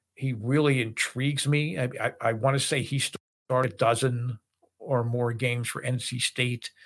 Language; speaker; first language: English; native; English